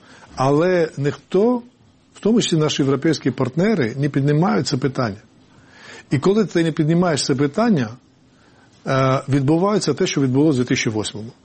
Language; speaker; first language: Ukrainian; non-native, fluent; Georgian